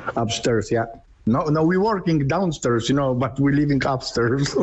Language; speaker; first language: English; non-native, learner; Polish